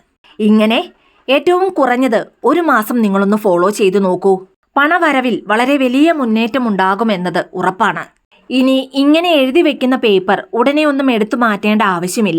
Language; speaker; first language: Malayalam; native; Malayalam